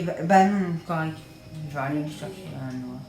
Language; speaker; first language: French; native; French